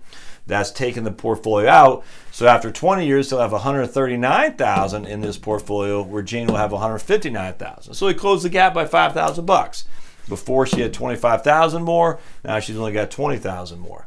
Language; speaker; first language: English; native; English